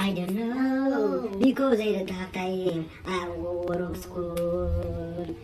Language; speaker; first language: English; non-native, learner; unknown